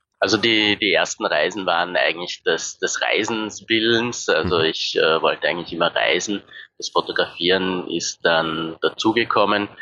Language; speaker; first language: German; native; German